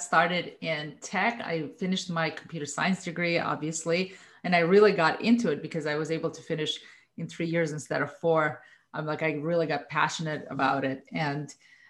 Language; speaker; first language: English; non-native, fluent; Russian